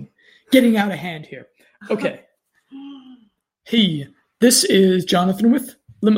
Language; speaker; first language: English; native; English